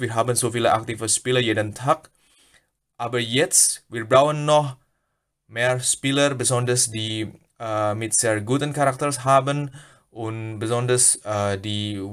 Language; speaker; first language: German; non-native, learner; Indonesian